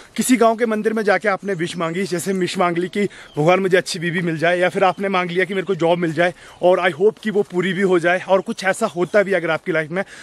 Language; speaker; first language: Hindi; native; Hindi